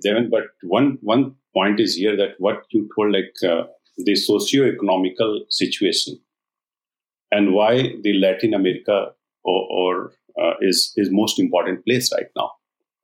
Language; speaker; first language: English; non-native, local second language; Hindi